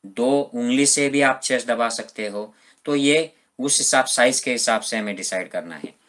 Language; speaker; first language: Hindi; non-native, local second language; Marathi